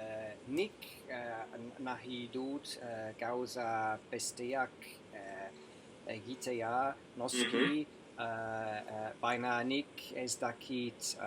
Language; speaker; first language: Basque; non-native, learner; English